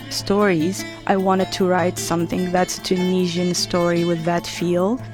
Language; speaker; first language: English; non-native, fluent; Arabic